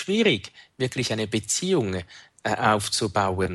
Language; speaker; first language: German; native; German